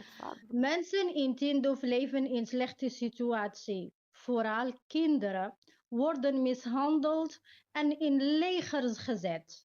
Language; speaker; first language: Dutch; non-native, learner; Arabic